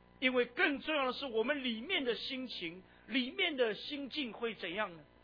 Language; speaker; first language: Chinese; native; Chinese